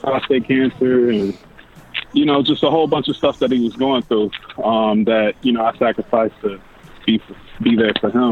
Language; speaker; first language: English; native; English